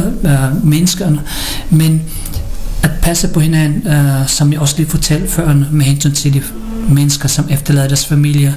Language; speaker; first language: Danish; early bilingual, other home language; Filipino